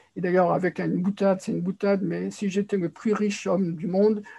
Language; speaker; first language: French; native; French